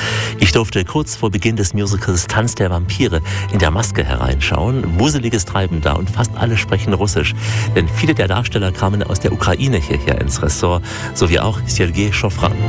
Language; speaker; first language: German; native; German